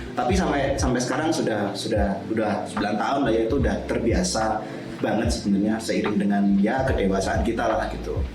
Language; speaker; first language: Indonesian; native; Indonesian